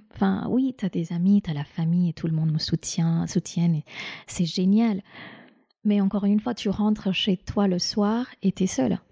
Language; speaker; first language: French; non-native, fluent; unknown